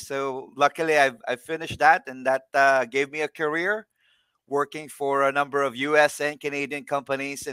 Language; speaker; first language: English; non-native, local second language; Filipino